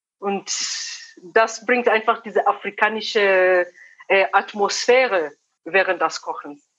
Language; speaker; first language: German; non-native, fluent; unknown